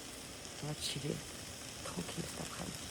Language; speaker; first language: French; native; French